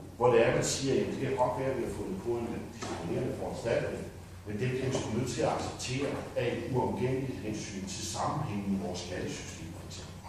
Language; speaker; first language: Danish; native; Danish